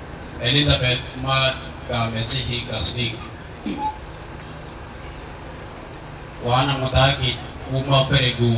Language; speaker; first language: Arabic; non-native, local second language; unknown